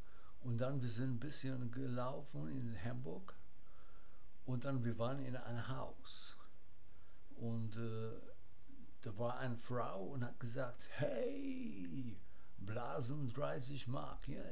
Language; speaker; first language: German; non-native, learner; English